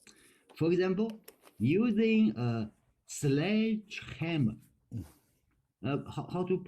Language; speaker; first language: English; non-native, learner; Chinese